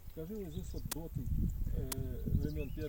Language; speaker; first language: Russian; native; Russian